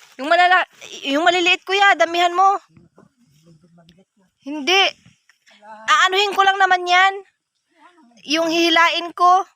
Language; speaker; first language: Filipino; native; Filipino